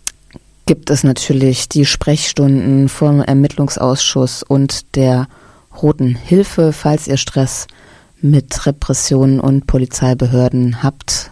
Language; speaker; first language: German; native; German